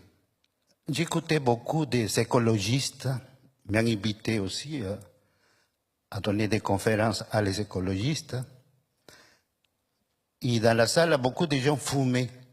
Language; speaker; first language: French; non-native, fluent; Spanish